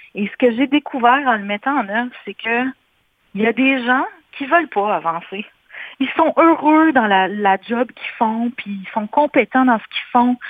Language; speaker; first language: French; native; French